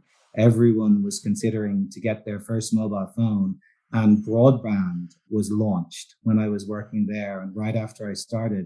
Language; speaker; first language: English; native; English